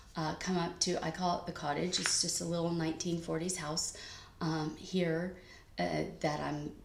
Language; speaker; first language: English; native; English